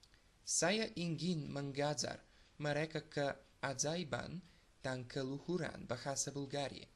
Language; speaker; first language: Indonesian; non-native, learner; Bulgarian